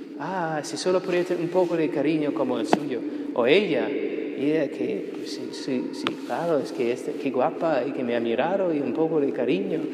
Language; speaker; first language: Spanish; non-native, fluent; English